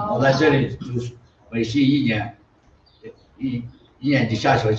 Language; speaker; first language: Chinese; non-native, local second language; Burmese